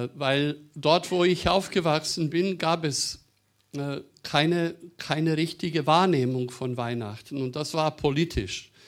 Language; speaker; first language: German; non-native, fluent; Serbian